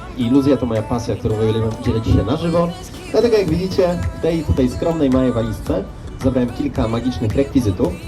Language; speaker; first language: Polish; native; Polish